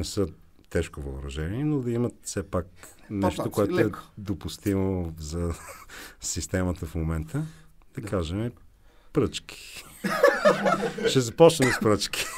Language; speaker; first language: Bulgarian; native; Bulgarian